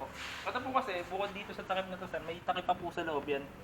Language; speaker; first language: Filipino; native; Filipino